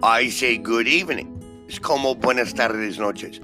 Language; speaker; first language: Spanish; non-native, learner; English